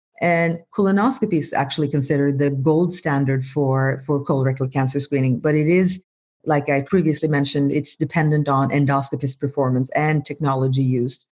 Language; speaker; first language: English; non-native, fluent; Norwegian